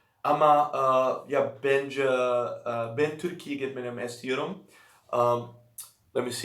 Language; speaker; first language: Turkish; non-native, learner; Dutch